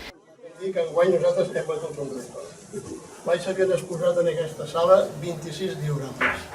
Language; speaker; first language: Catalan; native; Catalan